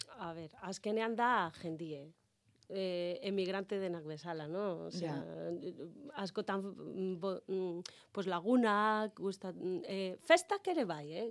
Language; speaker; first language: Basque; non-native, learner; Galician